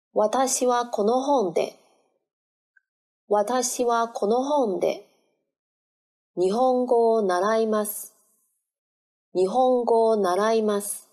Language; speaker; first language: Japanese; non-native, learner; Chinese